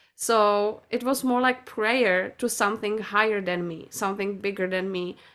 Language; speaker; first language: English; non-native, fluent; Czech